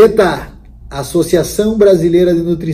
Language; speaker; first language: Russian; non-native, learner; Portuguese